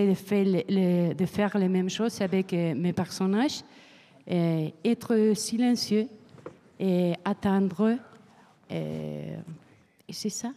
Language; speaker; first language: French; non-native, learner; Spanish